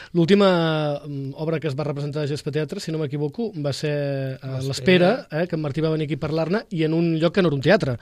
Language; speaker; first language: Catalan; native; Catalan